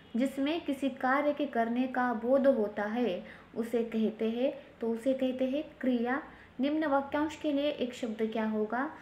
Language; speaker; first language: Hindi; non-native, local second language; Marathi